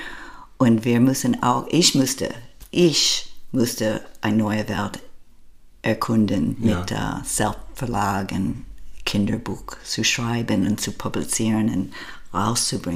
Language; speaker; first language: German; non-native, learner; English